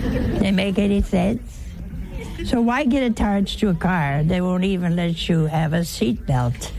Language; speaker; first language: English; native; English